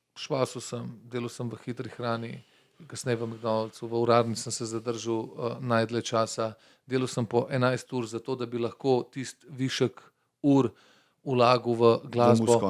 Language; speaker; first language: Slovenian; early bilingual, other home language; Bosnian